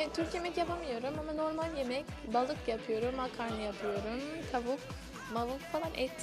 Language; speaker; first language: Turkish; non-native, learner; English